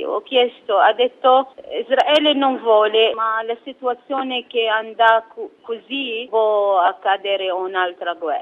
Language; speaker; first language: Italian; non-native, fluent; Arabic